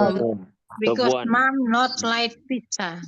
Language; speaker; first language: English; non-native, learner; Indonesian